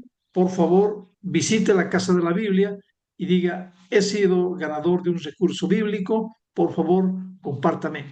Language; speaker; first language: Spanish; native; Spanish